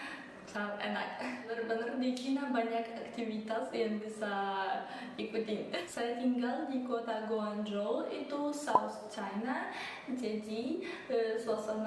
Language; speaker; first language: Indonesian; early bilingual, other home language; Russian